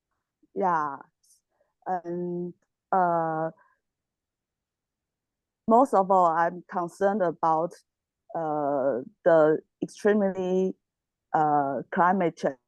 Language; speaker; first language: English; non-native, learner; Chinese